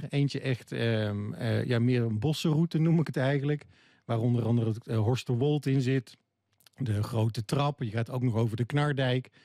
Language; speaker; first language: Dutch; native; Dutch